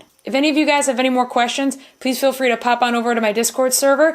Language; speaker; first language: English; native; English